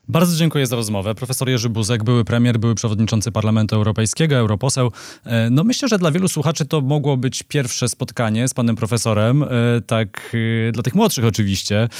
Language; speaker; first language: Polish; native; Polish